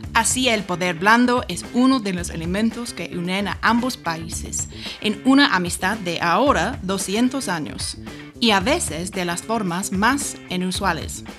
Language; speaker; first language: Spanish; non-native, fluent; English